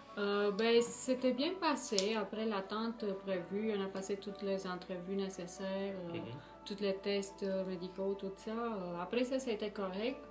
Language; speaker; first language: French; non-native, fluent; Romanian